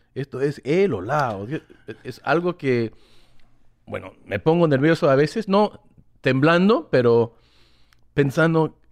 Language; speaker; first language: Spanish; early bilingual, other home language; English